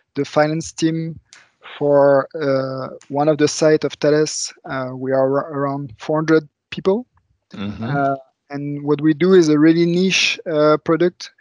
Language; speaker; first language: English; non-native, fluent; French